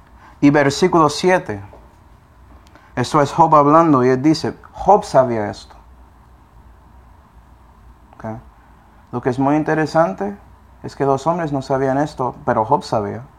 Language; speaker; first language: Spanish; non-native, fluent; English